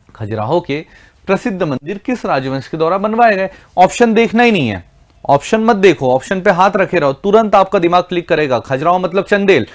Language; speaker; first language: Hindi; native; Hindi